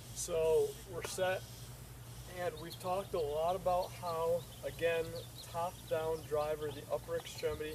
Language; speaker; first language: English; native; English